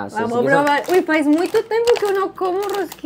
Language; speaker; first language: Portuguese; non-native, fluent; Spanish